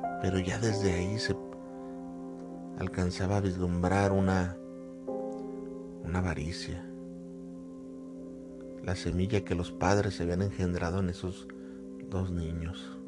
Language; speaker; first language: Spanish; native; Spanish